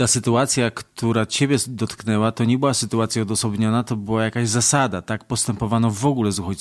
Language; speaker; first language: Russian; non-native, learner; Polish